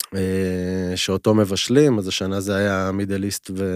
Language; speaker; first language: Hebrew; native; Hebrew